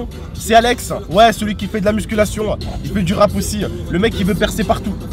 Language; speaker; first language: French; native; French